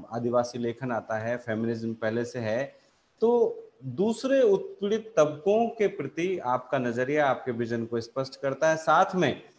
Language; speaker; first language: Hindi; native; Hindi